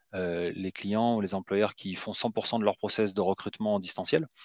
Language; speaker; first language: French; native; French